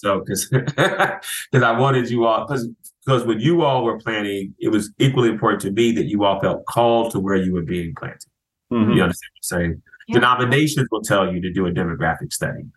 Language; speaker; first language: English; native; English